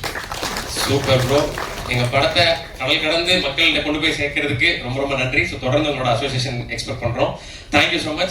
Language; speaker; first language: Tamil; native; Tamil